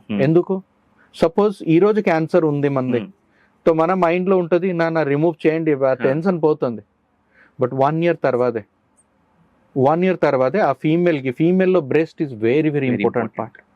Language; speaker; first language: Telugu; non-native, learner; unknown